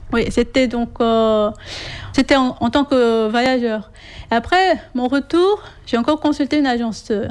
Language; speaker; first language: French; non-native, fluent; Korean